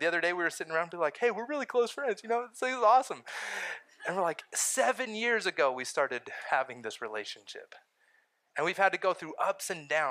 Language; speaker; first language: English; native; English